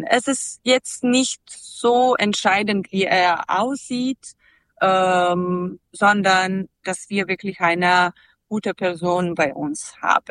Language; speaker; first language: German; non-native, fluent; Serbian